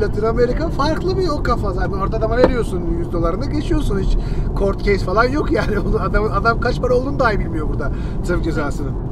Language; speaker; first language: Turkish; native; Turkish